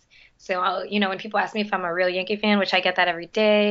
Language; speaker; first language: English; early bilingual, other home language; Spanish